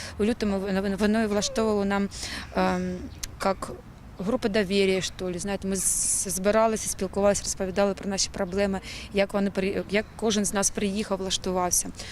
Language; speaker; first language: Ukrainian; non-native, local second language; Russian